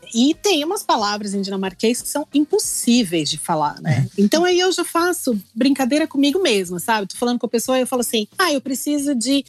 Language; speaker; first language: Portuguese; native; Portuguese